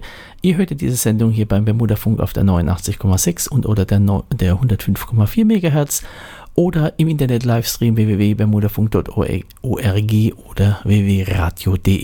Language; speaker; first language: German; native; German